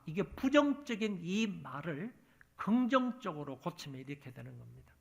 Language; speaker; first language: Korean; native; Korean